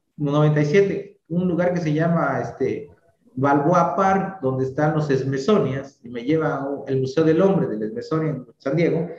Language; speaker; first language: Spanish; native; Spanish